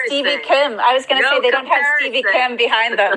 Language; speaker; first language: English; native; English